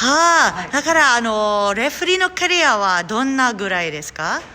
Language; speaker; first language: Japanese; non-native, learner; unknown